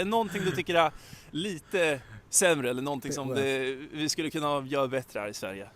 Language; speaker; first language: Swedish; native; Swedish